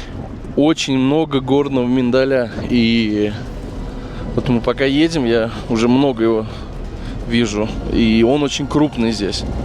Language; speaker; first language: Russian; native; Russian